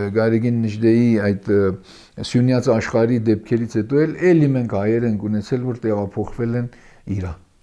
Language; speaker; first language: Armenian; early bilingual, heritage; Armenian